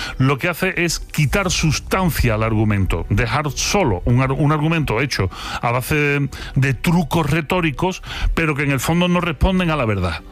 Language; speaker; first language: Spanish; native; Spanish